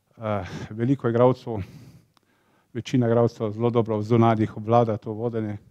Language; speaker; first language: Slovenian; native; Slovenian